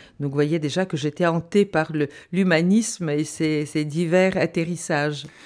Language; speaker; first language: French; non-native, fluent; Bulgarian